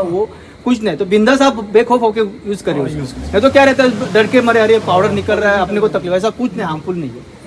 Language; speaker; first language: Hindi; non-native, local second language; Marathi